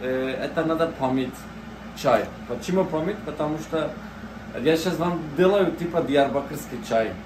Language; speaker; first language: Russian; non-native, learner; Turkish